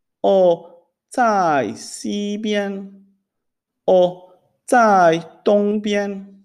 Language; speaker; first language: Chinese; non-native, fluent; Hebrew